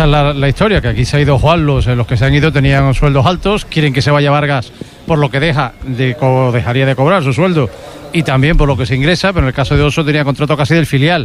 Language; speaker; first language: Spanish; native; Spanish